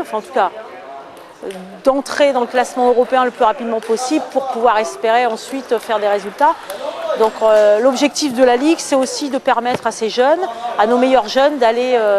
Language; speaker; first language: French; native; French